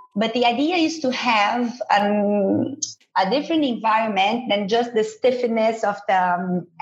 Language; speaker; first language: English; non-native, fluent; Portuguese